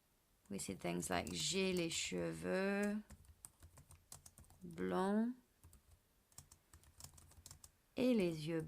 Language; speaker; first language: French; non-native, fluent; English